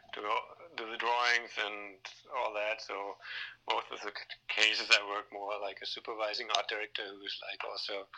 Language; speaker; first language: English; non-native, fluent; Danish